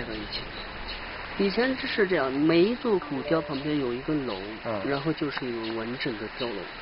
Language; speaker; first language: Chinese; native; Chinese